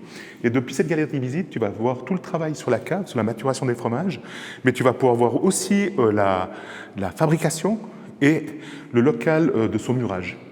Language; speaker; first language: French; native; French